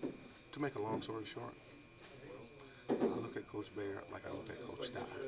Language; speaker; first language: English; native; English